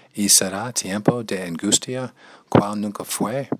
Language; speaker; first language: Spanish; non-native, learner; English